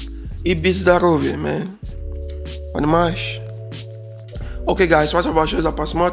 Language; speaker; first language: Russian; non-native, learner; Arabic